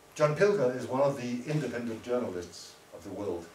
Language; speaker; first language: English; non-native, fluent; Danish